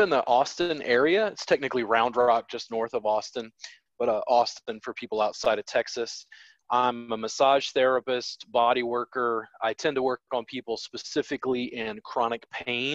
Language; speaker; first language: English; native; English